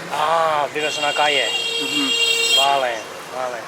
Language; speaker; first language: Spanish; non-native, learner; Finnish